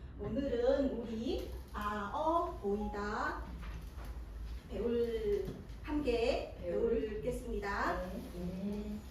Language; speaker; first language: Korean; non-native, fluent; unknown